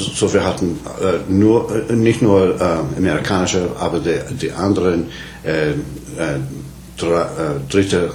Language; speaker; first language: German; non-native, learner; English